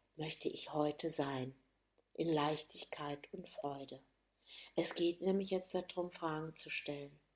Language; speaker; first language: German; native; German